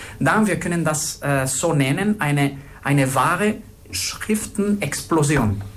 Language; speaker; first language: German; non-native, fluent; Spanish